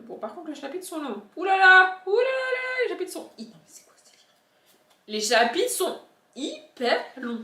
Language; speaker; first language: French; native; French